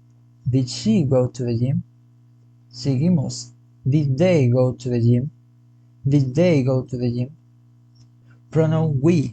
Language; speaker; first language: English; non-native, fluent; Spanish